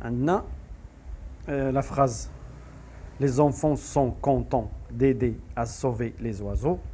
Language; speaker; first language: French; non-native, local second language; Arabic